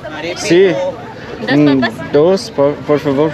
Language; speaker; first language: Spanish; non-native, learner; English